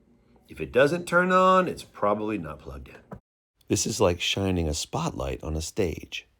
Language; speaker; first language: English; native; English